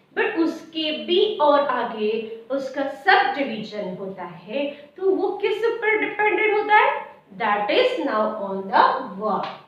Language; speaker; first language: Hindi; non-native, local second language; Marathi